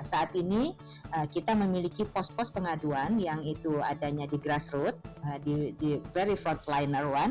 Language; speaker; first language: Indonesian; native; Indonesian